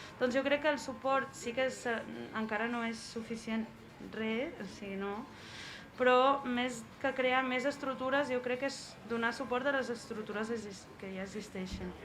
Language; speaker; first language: Catalan; non-native, fluent; Portuguese